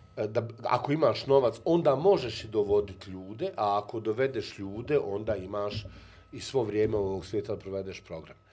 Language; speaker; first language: Bosnian; native; Bosnian